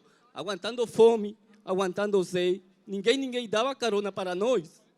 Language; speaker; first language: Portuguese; non-native, learner; Spanish